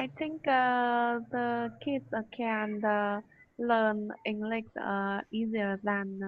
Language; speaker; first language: English; non-native, learner; Vietnamese